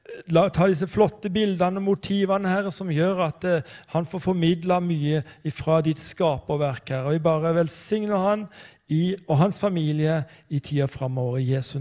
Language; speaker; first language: Norwegian; native; Norwegian